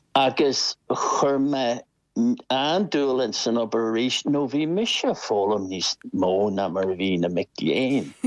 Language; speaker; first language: Irish; non-native, local second language; English